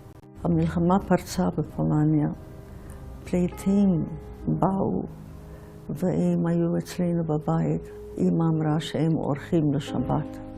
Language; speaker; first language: Hebrew; non-native, fluent; Yiddish